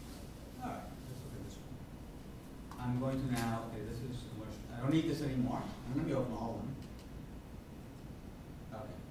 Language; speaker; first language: English; non-native, fluent; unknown